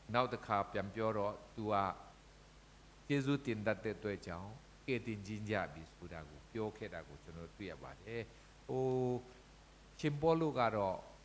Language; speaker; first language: Burmese; non-native, local second language; Kachin